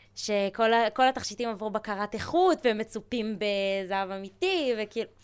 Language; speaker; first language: Hebrew; early bilingual, other home language; Russian